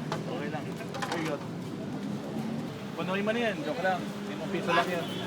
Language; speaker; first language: Filipino; non-native, learner; English